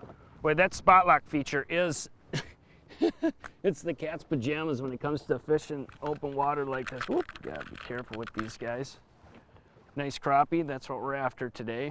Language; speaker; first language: English; native; English